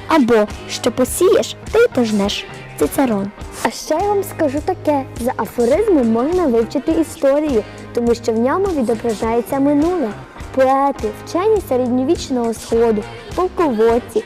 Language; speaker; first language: Ukrainian; native; Ukrainian